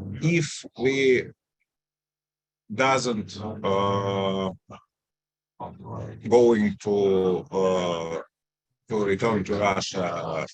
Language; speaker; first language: English; non-native, fluent; Russian